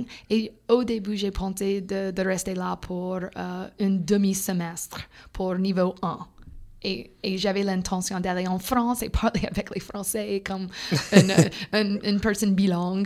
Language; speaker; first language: French; non-native, fluent; English